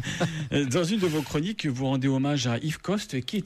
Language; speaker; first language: French; native; French